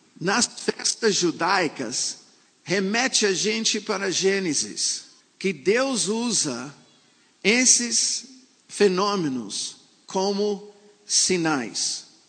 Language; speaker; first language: Portuguese; non-native, fluent; English